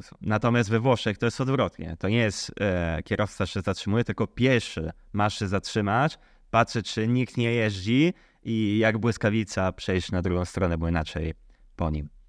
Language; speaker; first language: Polish; early bilingual, heritage; Polish